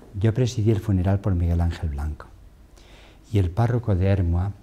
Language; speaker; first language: Spanish; native; Spanish